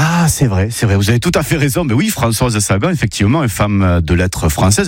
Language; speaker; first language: French; native; French